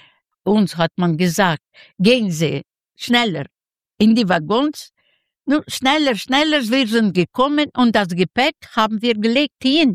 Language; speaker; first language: German; non-native, learner; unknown